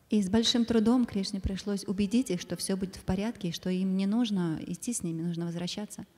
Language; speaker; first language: Russian; native; Russian